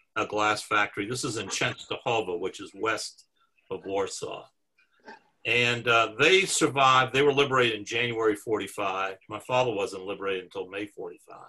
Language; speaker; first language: English; native; English